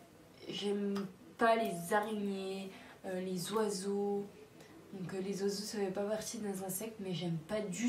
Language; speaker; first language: French; native; French